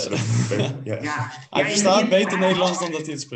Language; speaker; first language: Dutch; native; Dutch